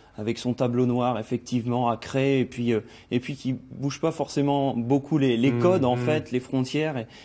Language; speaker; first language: French; native; French